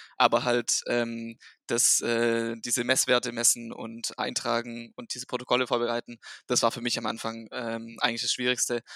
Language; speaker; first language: German; native; German